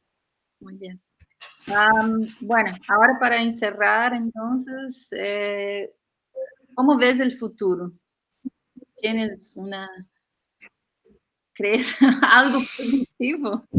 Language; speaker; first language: Spanish; non-native, fluent; Portuguese